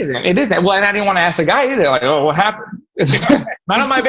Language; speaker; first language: English; native; English